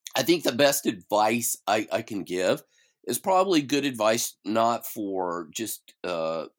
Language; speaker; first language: English; native; English